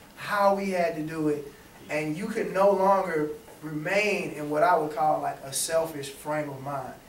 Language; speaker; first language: English; native; English